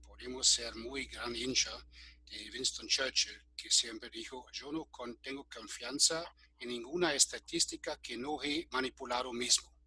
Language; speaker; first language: Spanish; non-native, fluent; German